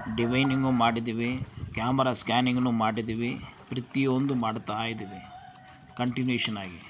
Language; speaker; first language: Kannada; non-native, local second language; Tamil